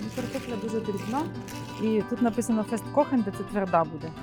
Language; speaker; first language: Ukrainian; native; Ukrainian